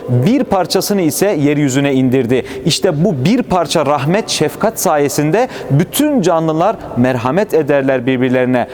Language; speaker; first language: Turkish; native; Turkish